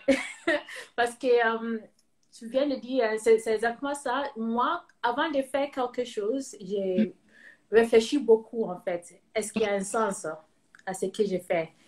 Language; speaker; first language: French; non-native, fluent; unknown